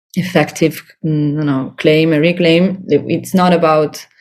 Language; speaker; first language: English; non-native, fluent; Italian